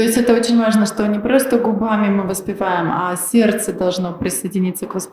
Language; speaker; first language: Russian; native; Russian